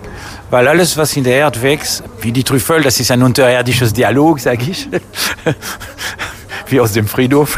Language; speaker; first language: German; non-native, fluent; French